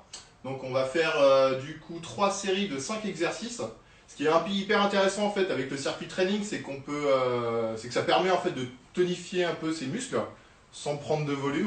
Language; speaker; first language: French; native; French